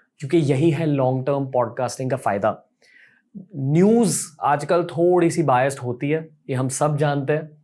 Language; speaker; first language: Hindi; native; Hindi